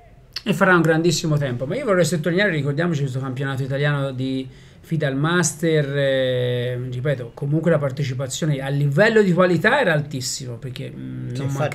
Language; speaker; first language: Italian; native; Italian